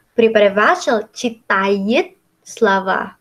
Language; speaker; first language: Russian; non-native, learner; Indonesian